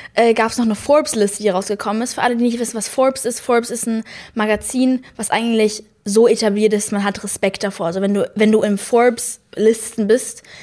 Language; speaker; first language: German; native; German